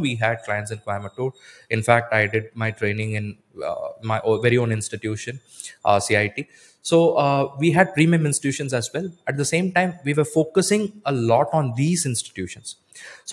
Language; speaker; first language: English; non-native, local second language; Tamil